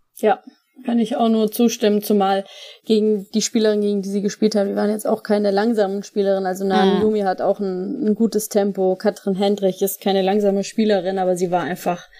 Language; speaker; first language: German; native; German